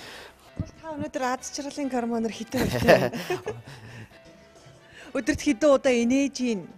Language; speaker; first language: Mongolian; native; Mongolian